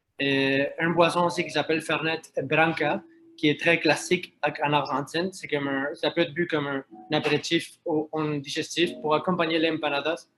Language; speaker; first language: French; non-native, fluent; Spanish